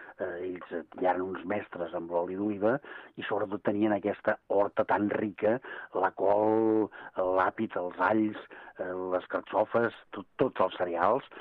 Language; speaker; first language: Catalan; native; Catalan